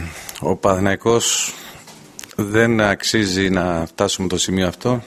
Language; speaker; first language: Greek; non-native, fluent; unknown